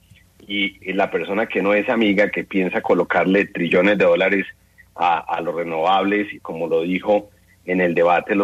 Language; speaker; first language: Spanish; native; Spanish